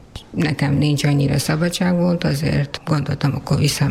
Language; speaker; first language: Hungarian; non-native, learner; Urdu